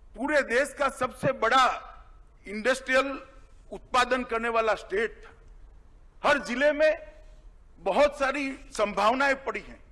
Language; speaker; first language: Hindi; non-native, local second language; Gujarati